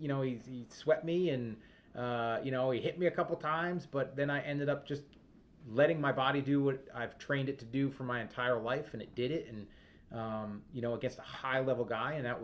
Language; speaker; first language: English; native; English